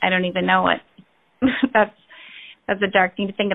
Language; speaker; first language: English; native; English